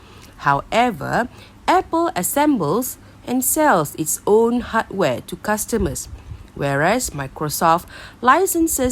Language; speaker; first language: English; non-native, local second language; Malay